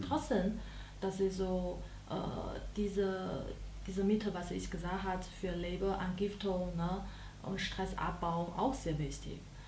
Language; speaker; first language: German; non-native, learner; Chinese